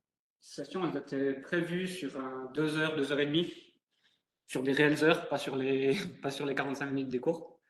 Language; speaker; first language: French; native; French